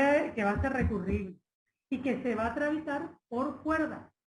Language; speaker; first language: Spanish; native; Spanish